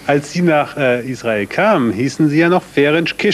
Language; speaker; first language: German; native; German